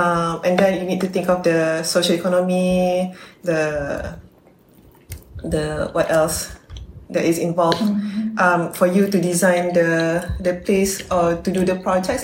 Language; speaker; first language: English; non-native, local second language; Malay